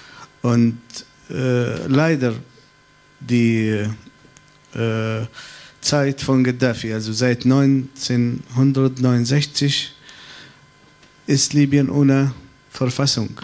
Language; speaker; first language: German; non-native, fluent; Arabic